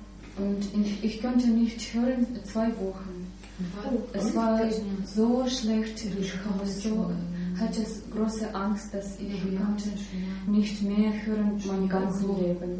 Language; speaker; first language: German; non-native, learner; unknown